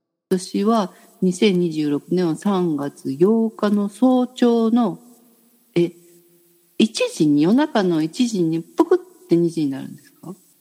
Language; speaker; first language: Japanese; native; Japanese